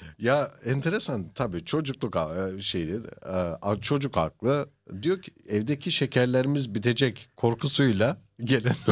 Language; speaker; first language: Turkish; early bilingual, heritage; Turkish